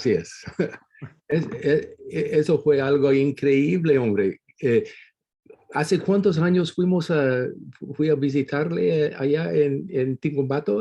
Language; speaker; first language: Spanish; non-native, fluent; English